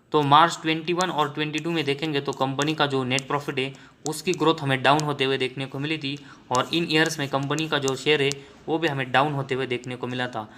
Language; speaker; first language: Hindi; non-native, local second language; Marathi